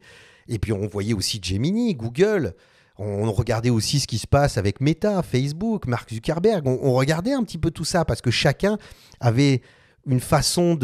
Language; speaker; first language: French; native; French